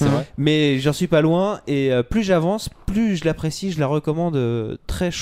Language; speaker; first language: French; native; French